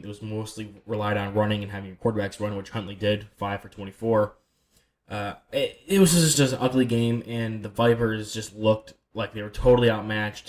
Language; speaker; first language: English; native; English